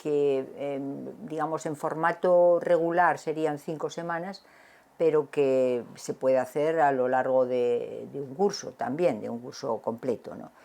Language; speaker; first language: Spanish; native; Spanish